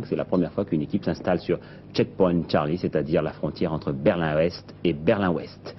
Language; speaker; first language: French; native; French